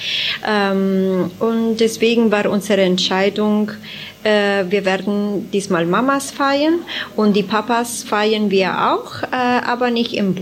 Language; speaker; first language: German; non-native, fluent; Italian